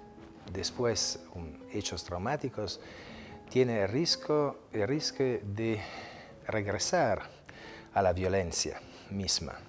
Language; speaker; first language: Spanish; non-native, fluent; Italian